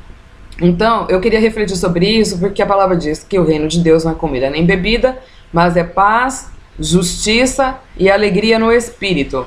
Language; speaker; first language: Portuguese; native; Portuguese